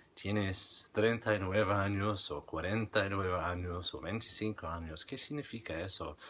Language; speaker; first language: Spanish; non-native, fluent; English